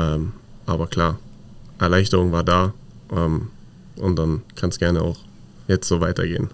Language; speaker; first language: German; native; German